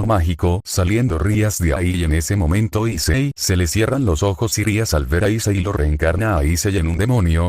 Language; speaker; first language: Spanish; native; Spanish